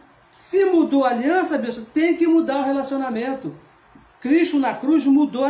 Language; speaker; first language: Portuguese; native; Portuguese